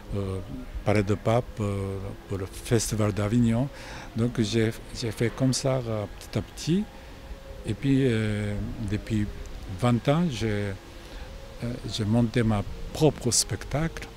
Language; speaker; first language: French; non-native, fluent; Japanese